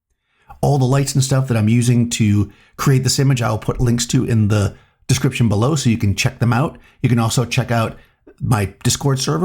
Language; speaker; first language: English; native; English